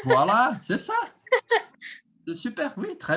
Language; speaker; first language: French; non-native, fluent; Portuguese